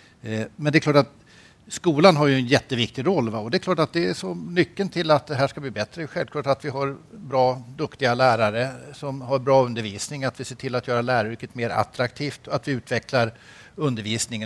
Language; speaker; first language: Swedish; native; Swedish